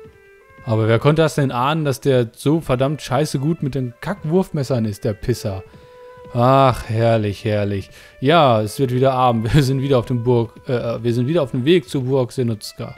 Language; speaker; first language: German; native; German